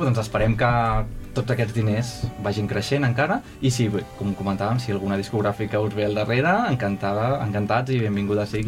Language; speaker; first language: Catalan; native; Catalan